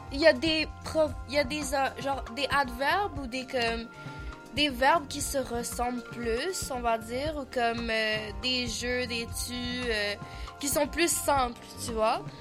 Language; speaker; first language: French; native; French